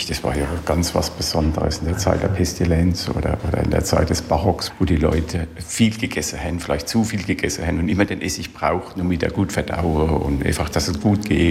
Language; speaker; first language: German; native; German